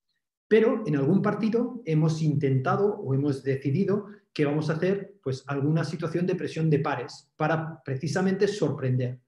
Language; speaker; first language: Spanish; native; Spanish